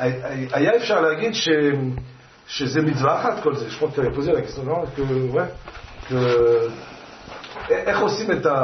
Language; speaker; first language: Hebrew; non-native, fluent; French